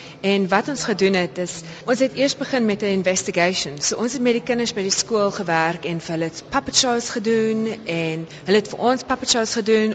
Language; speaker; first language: Afrikaans; early bilingual, heritage; Afrikaans